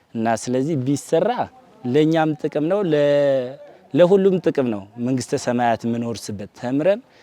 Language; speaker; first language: Amharic; non-native, local second language; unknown